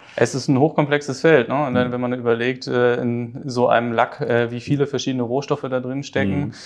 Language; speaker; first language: German; native; German